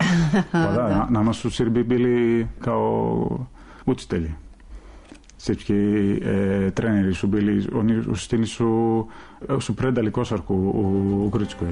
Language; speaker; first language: Serbian; non-native, fluent; Greek